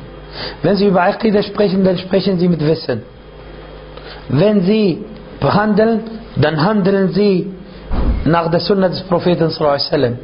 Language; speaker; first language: German; non-native, fluent; Arabic